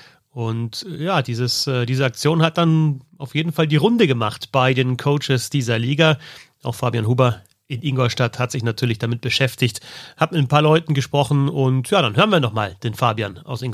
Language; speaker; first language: German; native; German